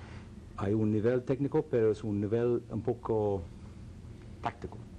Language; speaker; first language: Spanish; non-native, fluent; English